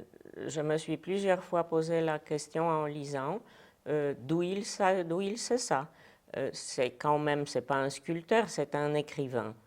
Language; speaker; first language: French; non-native, fluent; Polish